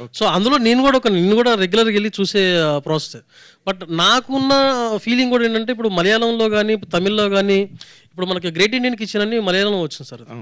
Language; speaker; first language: Telugu; native; Telugu